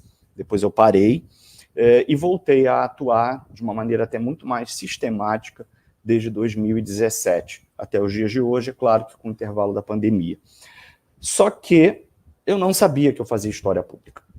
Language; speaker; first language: Portuguese; native; Portuguese